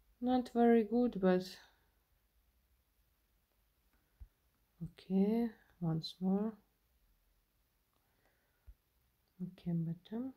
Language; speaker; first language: English; non-native, learner; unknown